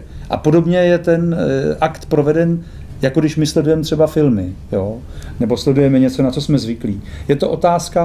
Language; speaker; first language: Czech; native; Czech